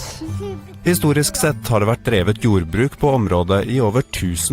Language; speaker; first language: Norwegian; native; Norwegian